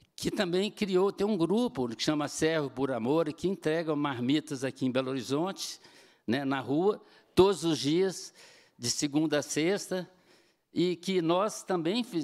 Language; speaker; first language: Portuguese; native; Portuguese